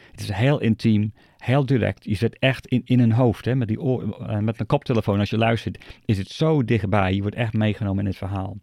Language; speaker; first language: Dutch; non-native, fluent; English